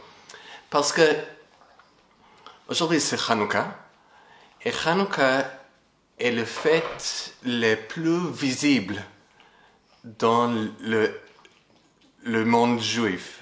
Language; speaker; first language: French; non-native, fluent; English